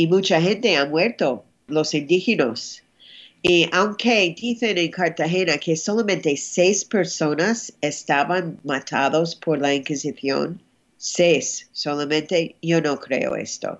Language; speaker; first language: Spanish; non-native, fluent; English